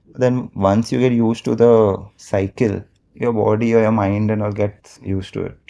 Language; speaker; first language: English; non-native, local second language; Marathi